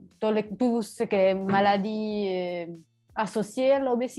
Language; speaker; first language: French; non-native, learner; Italian